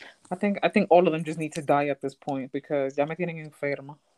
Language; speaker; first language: English; early bilingual, other home language; Spanish